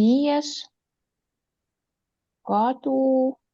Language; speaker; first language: Finnish; non-native, learner; Russian